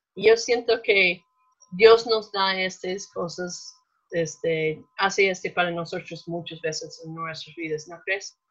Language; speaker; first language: Spanish; non-native, fluent; English